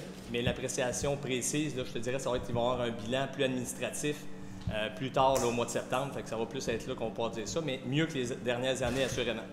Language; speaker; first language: French; native; French